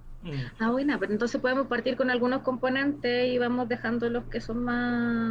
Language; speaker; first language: Spanish; native; Spanish